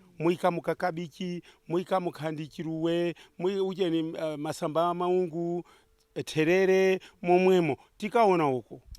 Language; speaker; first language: Nyanja; non-native, local second language; Tumbuka